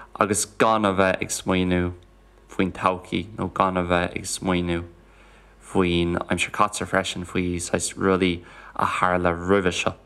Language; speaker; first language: Irish; non-native, local second language; English